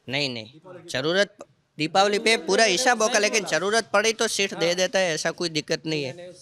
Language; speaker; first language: Hindi; non-native, local second language; Gujarati